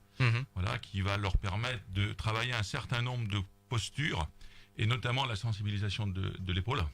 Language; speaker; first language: French; native; French